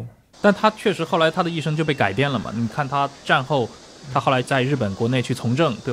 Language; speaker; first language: Chinese; native; Chinese